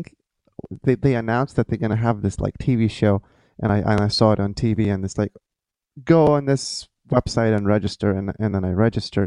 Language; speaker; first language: English; non-native, fluent; Lithuanian